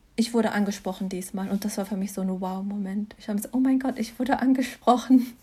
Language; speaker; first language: German; early bilingual, other home language; Turkish